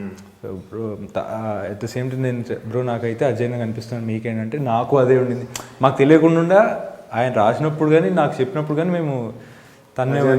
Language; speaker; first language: Telugu; native; Telugu